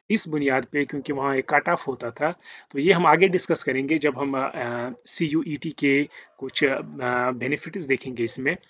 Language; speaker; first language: Hindi; native; Hindi